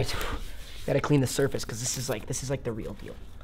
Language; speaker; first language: English; native; English